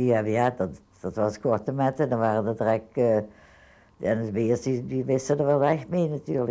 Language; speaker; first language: Dutch; native; Dutch